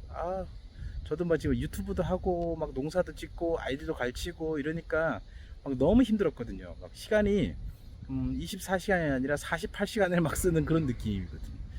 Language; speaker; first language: Korean; native; Korean